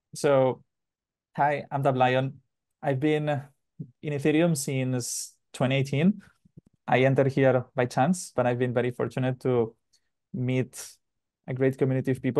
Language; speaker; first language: English; non-native, fluent; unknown